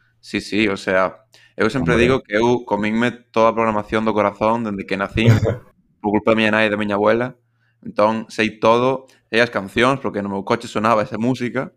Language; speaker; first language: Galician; non-native, local second language; Spanish